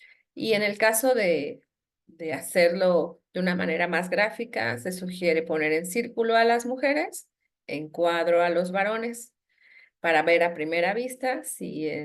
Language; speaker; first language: Spanish; native; Spanish